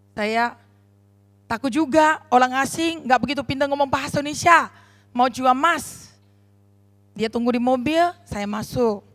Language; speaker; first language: Indonesian; non-native, learner; Chinese